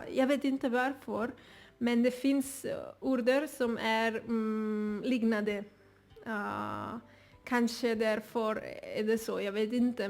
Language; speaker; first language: Swedish; non-native, learner; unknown